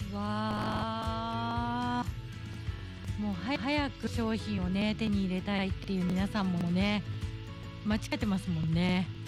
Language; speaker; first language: Japanese; native; Japanese